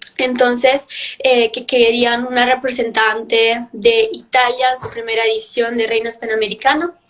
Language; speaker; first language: Spanish; early bilingual, heritage; Italian